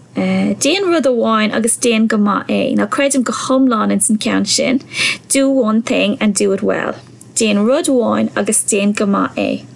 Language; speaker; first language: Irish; non-native, local second language; English